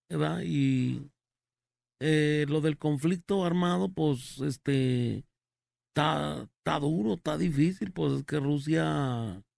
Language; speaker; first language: Spanish; native; Spanish